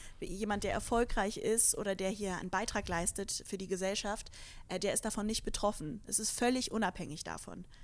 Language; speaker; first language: German; early bilingual, other home language; Arabic